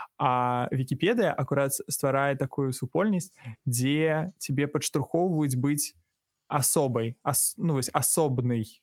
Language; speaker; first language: Belarusian; non-native, local second language; Russian